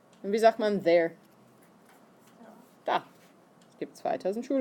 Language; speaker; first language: German; non-native, fluent; English